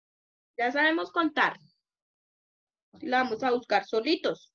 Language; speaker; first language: Spanish; native; Spanish